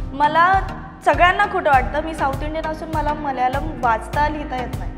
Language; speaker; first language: Marathi; non-native, local second language; Malayalam